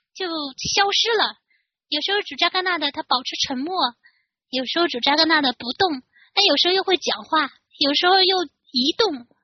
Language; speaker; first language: Chinese; native; Chinese